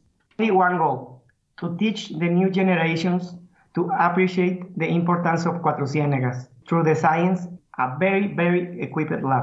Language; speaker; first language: English; non-native, fluent; Spanish